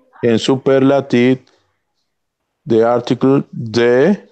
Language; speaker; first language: English; non-native, learner; Spanish